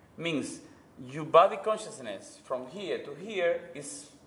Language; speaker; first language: English; non-native, learner; Spanish